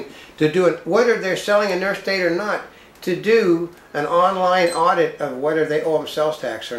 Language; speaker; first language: English; native; English